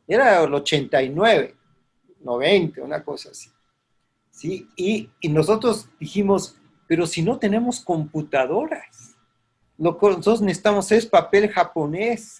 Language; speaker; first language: Spanish; native; Spanish